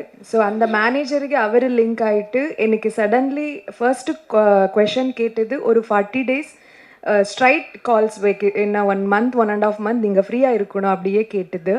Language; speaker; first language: Tamil; non-native, learner; Kannada